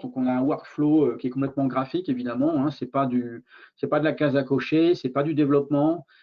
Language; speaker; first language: French; native; French